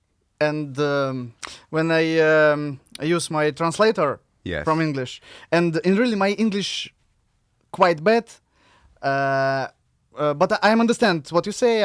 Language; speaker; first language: English; non-native, learner; Russian